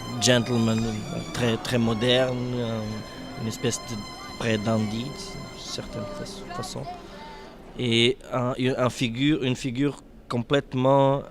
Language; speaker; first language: French; non-native, fluent; Portuguese